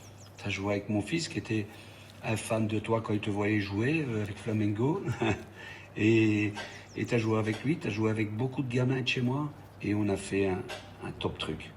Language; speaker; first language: French; native; French